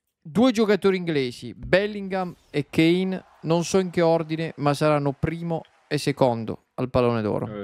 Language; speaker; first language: Italian; native; Italian